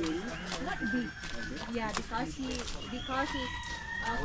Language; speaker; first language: English; non-native, learner; Balinese